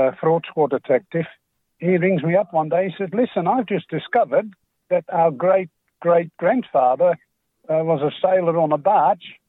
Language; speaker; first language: English; non-native, fluent; Dutch